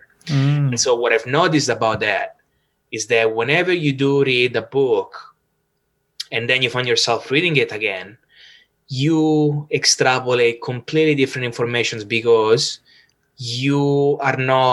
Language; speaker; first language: English; non-native, fluent; Italian